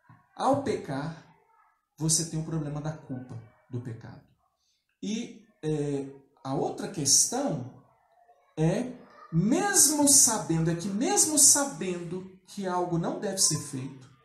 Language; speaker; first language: Portuguese; native; Portuguese